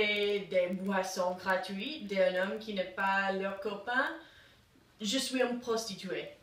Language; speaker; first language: French; non-native, learner; English